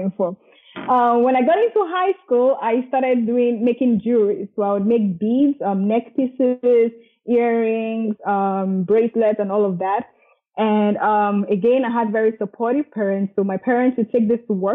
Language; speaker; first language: English; non-native, local second language; Yoruba